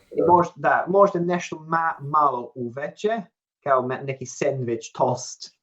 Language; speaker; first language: Serbian; non-native, learner; English